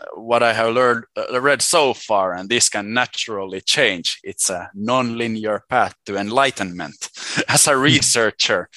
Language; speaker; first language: English; non-native, fluent; Swedish